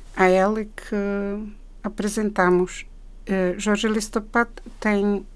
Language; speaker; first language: Portuguese; non-native, fluent; Czech